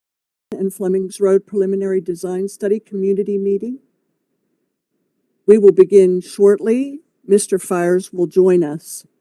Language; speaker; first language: English; native; English